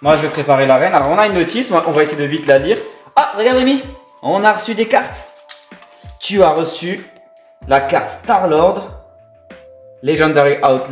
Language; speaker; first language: French; native; French